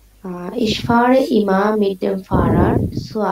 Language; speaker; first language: German; non-native, learner; Bangla